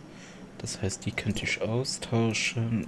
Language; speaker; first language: German; non-native, local second language; Luxembourgish